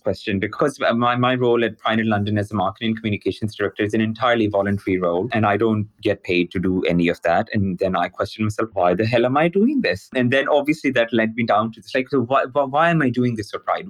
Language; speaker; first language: English; non-native, local second language; Urdu